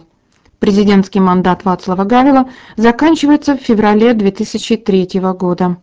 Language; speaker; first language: Russian; native; Russian